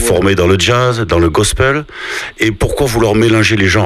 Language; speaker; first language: French; native; French